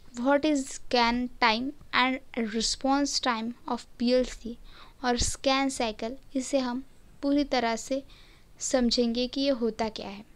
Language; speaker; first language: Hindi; non-native, local second language; Marathi